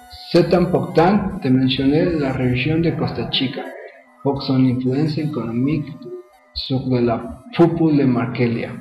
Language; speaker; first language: French; non-native, learner; Spanish